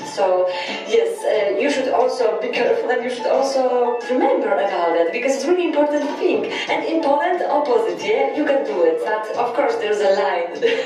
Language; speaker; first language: English; non-native, fluent; Polish